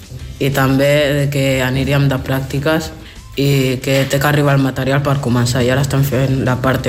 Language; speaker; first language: Catalan; early bilingual, other home language; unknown